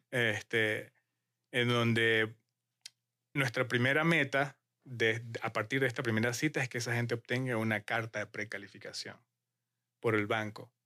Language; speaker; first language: Spanish; native; Spanish